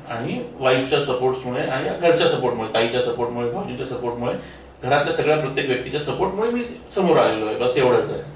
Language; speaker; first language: Marathi; native; Marathi